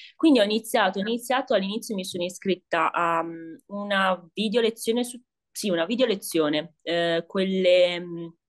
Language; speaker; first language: Italian; native; Italian